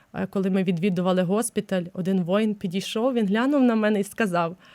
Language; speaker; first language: Ukrainian; native; Ukrainian